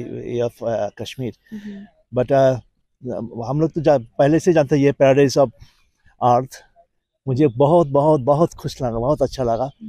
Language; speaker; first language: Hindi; non-native, learner; Bangla